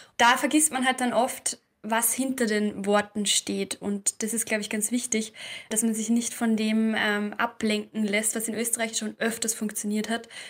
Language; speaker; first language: German; native; German